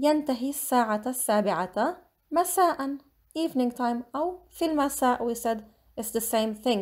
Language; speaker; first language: Arabic; non-native, fluent; English